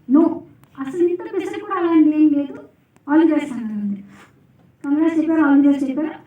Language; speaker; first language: Telugu; native; Telugu